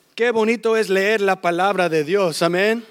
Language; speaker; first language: Spanish; early bilingual, heritage; English